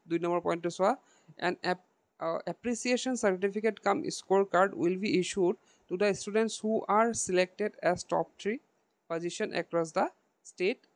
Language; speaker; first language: English; non-native, local second language; Assamese